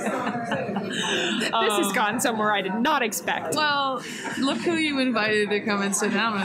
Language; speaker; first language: English; native; English